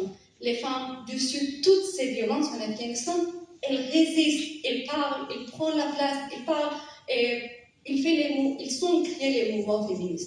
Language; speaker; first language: French; non-native, fluent; Persian